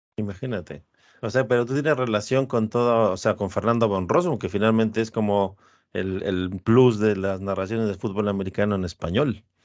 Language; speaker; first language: Spanish; native; Spanish